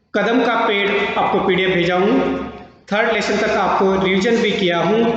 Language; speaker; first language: Hindi; non-native, local second language; Kannada